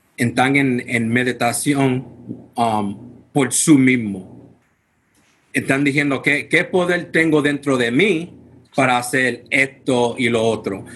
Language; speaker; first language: Spanish; non-native, fluent; English